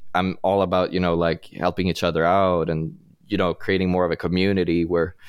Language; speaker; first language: English; non-native, fluent; Swedish